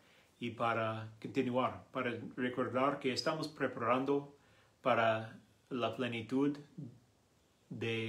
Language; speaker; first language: Spanish; non-native, learner; English